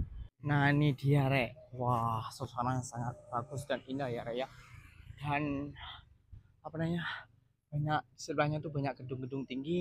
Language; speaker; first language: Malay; non-native, local second language; Javanese